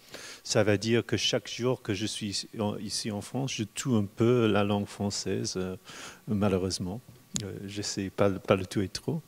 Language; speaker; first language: French; non-native, fluent; English